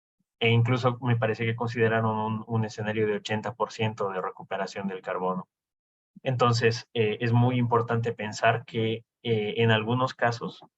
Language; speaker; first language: Spanish; native; Spanish